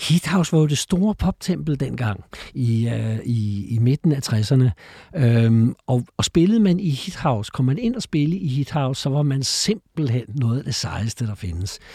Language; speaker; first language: Danish; native; Danish